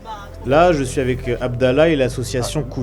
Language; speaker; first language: French; native; French